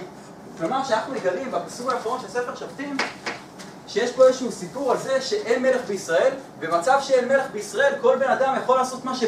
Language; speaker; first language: Hebrew; native; Hebrew